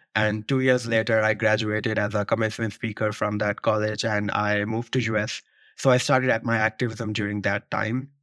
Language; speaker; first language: English; non-native, local second language; Urdu